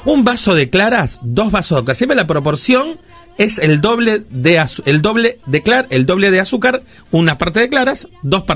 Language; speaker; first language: Spanish; native; Spanish